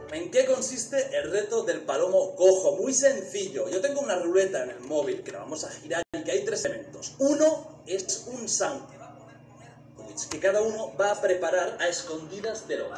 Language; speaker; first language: Spanish; native; Spanish